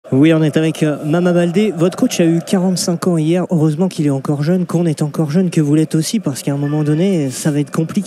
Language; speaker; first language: French; native; French